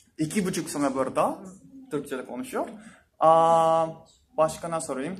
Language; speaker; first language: Turkish; non-native, learner; Japanese